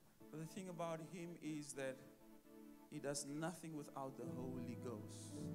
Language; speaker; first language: English; non-native, local second language; Afrikaans